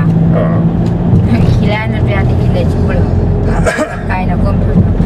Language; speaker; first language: German; non-native, learner; Thai